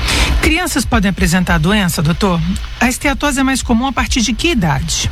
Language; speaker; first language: Portuguese; native; Portuguese